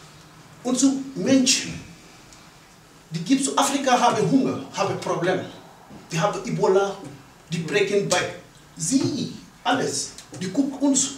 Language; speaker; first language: German; non-native, learner; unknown